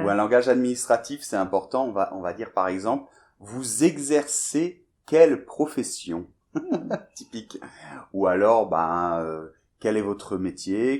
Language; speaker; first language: French; native; French